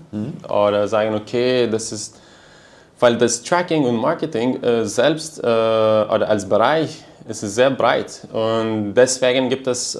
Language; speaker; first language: German; non-native, learner; Lithuanian